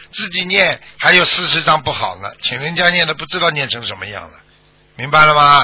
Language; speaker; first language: Chinese; native; Chinese